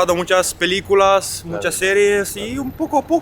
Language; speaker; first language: Spanish; non-native, learner; Romanian